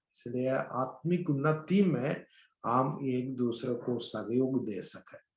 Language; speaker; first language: Hindi; non-native, local second language; Malayalam